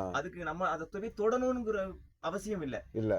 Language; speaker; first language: Tamil; non-native, local second language; Malayalam